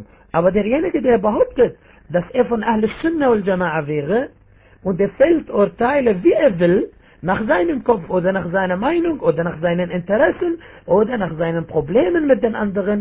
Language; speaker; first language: German; non-native, fluent; Arabic